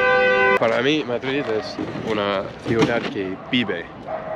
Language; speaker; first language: Spanish; non-native, learner; English